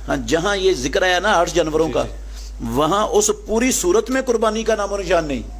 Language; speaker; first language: Urdu; non-native, local second language; Punjabi